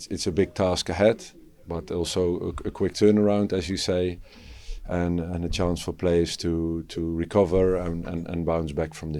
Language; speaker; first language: English; non-native, fluent; Dutch